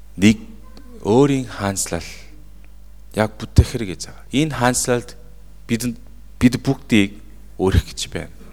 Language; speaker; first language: Mongolian; non-native, fluent; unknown